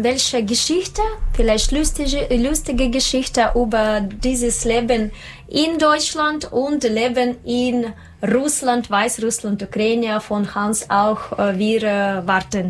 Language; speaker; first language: German; non-native, learner; Russian